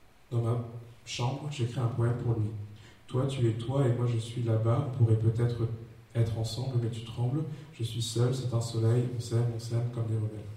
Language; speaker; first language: French; native; French